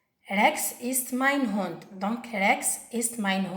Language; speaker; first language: German; non-native, learner; Arabic